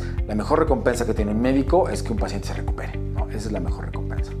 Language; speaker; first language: Spanish; native; Spanish